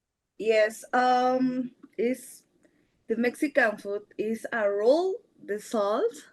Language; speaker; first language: English; non-native, learner; Spanish